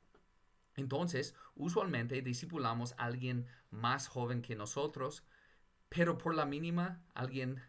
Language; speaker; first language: Spanish; non-native, fluent; English